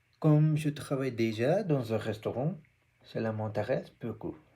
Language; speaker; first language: French; non-native, learner; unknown